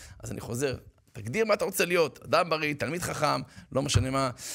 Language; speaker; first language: Hebrew; native; Hebrew